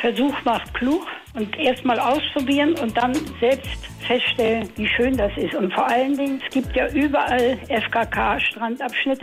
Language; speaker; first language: German; native; German